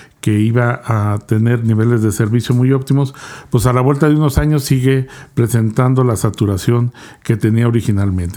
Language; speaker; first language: Spanish; native; Spanish